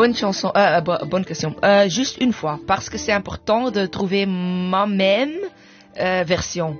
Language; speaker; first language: French; non-native, fluent; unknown